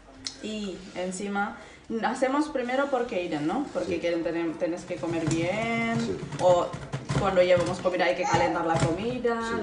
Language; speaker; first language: Spanish; non-native, learner; Indonesian